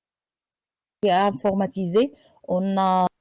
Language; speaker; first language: French; non-native, learner; Arabic